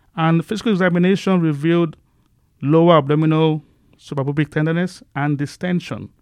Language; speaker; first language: English; non-native, local second language; Igbo